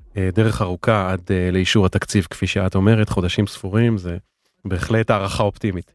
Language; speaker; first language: Hebrew; native; Hebrew